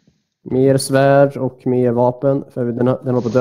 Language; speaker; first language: Swedish; native; Swedish